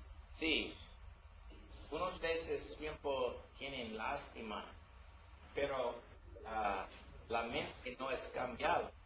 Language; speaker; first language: Spanish; non-native, learner; English